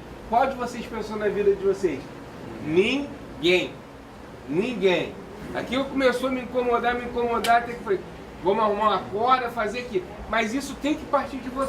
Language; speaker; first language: Portuguese; native; Portuguese